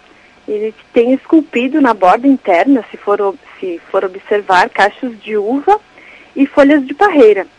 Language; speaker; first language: Portuguese; native; Portuguese